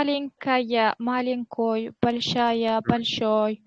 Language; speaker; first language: Russian; non-native, learner; Uzbek